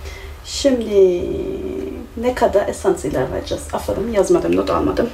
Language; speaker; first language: Turkish; non-native, fluent; German